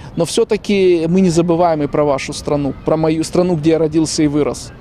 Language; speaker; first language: Russian; native; Russian